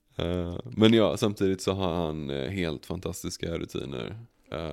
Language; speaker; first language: Swedish; native; Swedish